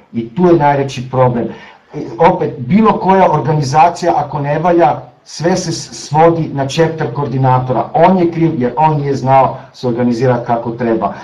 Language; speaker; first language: Serbian; native; Serbian